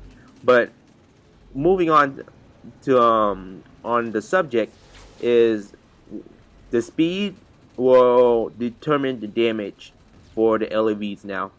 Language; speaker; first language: English; native; English